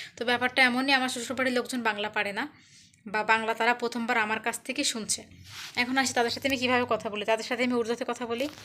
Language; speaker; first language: Bangla; native; Bangla